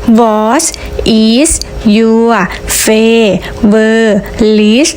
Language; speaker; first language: English; non-native, learner; Thai